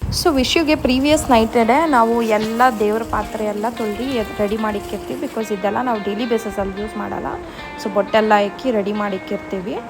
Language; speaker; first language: Kannada; non-native, local second language; Malayalam